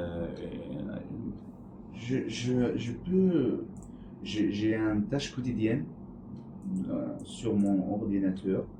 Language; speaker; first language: French; non-native, learner; Arabic